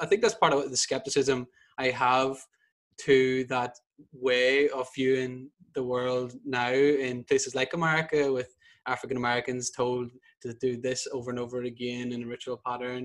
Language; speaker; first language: English; native; English